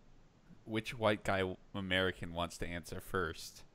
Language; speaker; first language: English; native; English